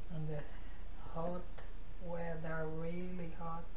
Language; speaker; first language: English; non-native, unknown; Portuguese